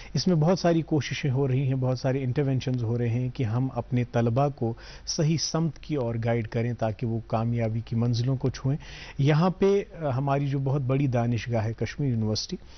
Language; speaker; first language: Hindi; non-native, local second language; Kashmiri